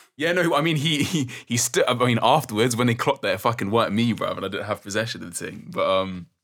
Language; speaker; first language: English; native; English